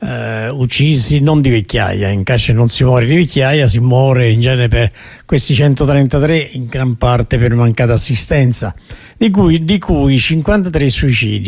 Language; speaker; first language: Italian; native; Italian